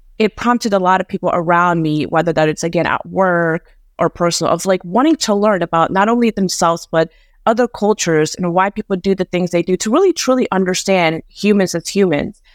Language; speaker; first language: English; early bilingual, other home language; Persian